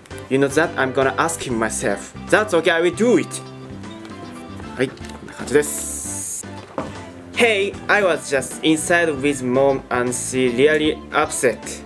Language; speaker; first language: English; non-native, learner; Japanese